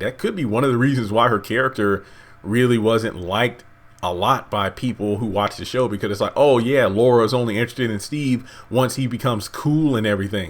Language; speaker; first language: English; native; English